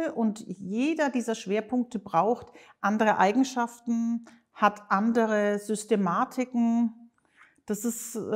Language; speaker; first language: German; native; German